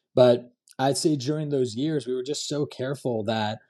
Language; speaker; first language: English; non-native, local second language; Cantonese